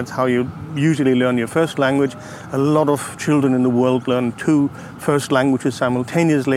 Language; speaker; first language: English; non-native, fluent; German